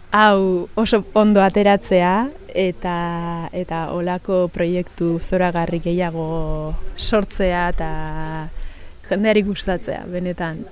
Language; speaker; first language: Basque; early bilingual, other home language; Sidamo